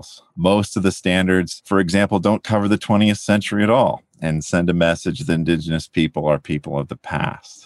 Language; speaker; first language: English; native; English